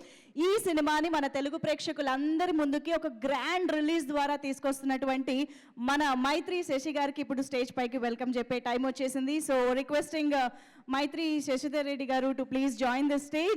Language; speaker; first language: Telugu; native; Telugu